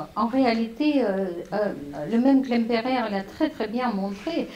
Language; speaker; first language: French; non-native, fluent; Russian